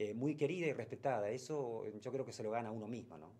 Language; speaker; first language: Spanish; native; Spanish